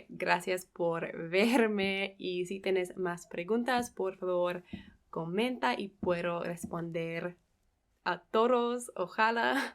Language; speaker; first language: Spanish; non-native, fluent; English